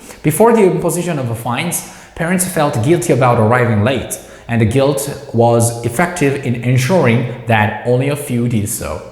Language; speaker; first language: English; non-native, fluent; Korean